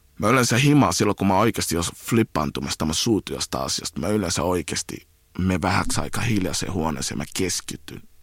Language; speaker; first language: Finnish; early bilingual, other home language; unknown